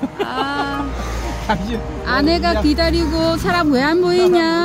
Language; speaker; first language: Korean; non-native, learner; Vietnamese